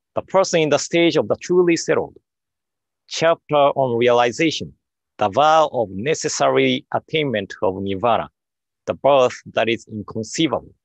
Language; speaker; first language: English; non-native, fluent; Japanese